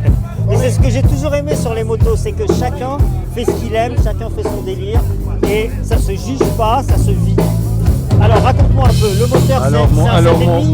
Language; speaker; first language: French; native; French